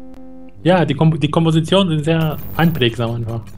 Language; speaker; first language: German; native; German